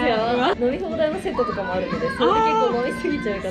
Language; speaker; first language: Japanese; native; Japanese